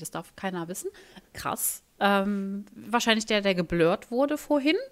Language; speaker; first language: German; native; German